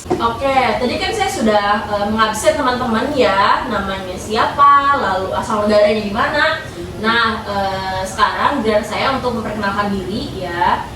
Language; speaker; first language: Indonesian; native; Indonesian